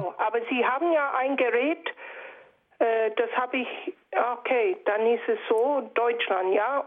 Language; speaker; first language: German; non-native, fluent; English